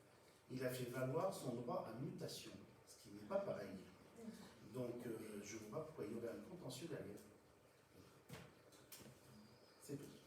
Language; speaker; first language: French; native; French